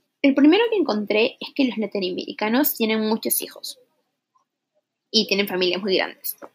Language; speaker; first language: Spanish; early bilingual, heritage; Spanish